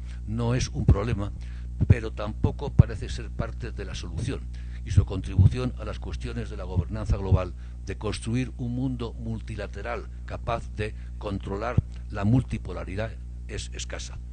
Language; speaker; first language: Spanish; native; Spanish